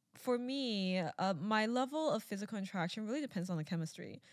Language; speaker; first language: English; early bilingual, other home language; Chinese